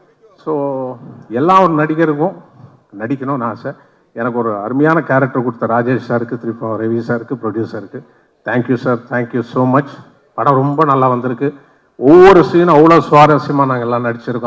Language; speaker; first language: Tamil; non-native, local second language; Telugu